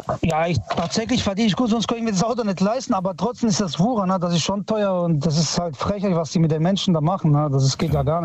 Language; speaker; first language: German; early bilingual, other home language; Italian